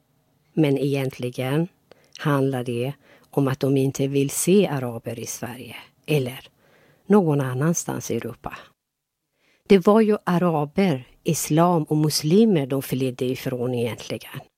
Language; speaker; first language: Swedish; non-native, fluent; Persian